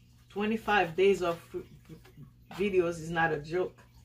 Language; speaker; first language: English; non-native, fluent; Haitian Creole